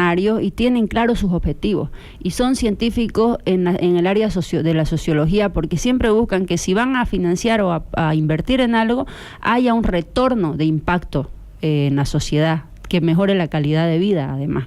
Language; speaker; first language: Spanish; native; Spanish